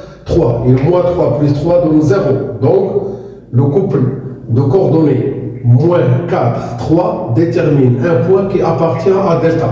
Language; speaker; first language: French; non-native, local second language; Arabic